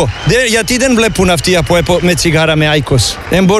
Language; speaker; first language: Greek; non-native, learner; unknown